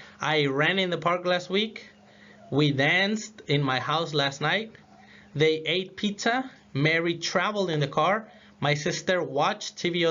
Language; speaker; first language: English; non-native, fluent; Spanish